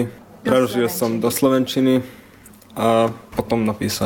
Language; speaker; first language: Slovak; non-native, learner; Hungarian